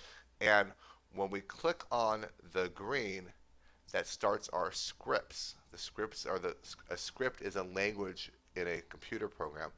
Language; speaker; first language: English; native; English